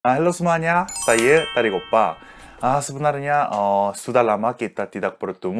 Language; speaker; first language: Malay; non-native, learner; Korean